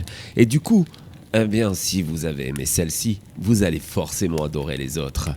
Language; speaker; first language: French; native; French